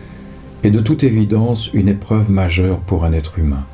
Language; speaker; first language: French; native; French